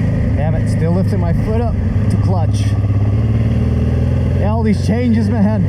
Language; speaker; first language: English; native; English